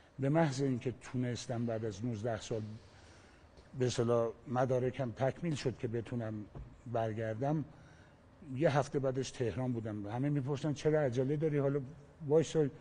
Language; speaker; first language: Persian; non-native, local second language; Armenian